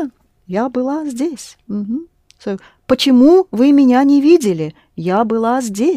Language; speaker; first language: Russian; non-native, fluent; English